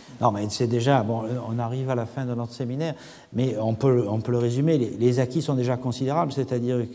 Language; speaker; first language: French; native; French